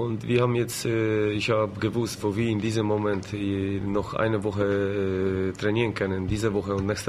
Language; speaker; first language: German; non-native, learner; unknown